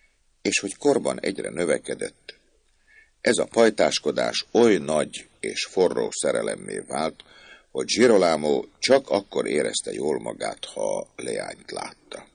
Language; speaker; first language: Hungarian; native; Hungarian